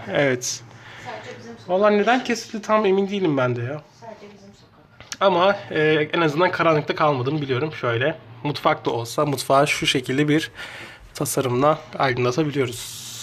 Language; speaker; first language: Turkish; native; Turkish